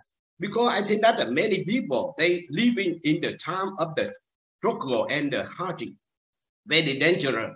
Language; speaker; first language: English; non-native, learner; Vietnamese